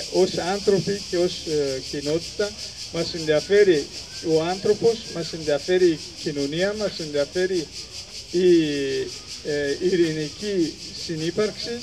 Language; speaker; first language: Greek; non-native, fluent; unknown